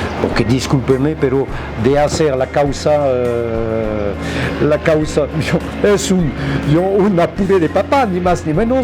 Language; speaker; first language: Spanish; non-native, fluent; French